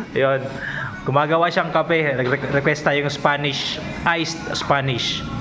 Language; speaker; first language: Filipino; non-native, local second language; Cebuano